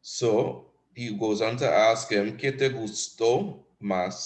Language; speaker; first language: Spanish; non-native, fluent; English